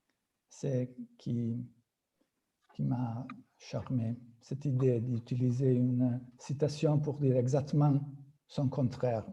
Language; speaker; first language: French; non-native, fluent; Italian